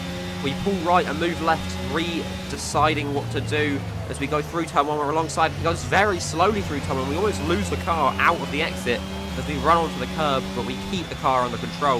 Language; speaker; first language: English; native; English